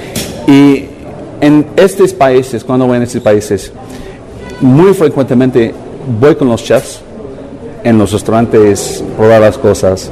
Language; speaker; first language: Spanish; non-native, learner; English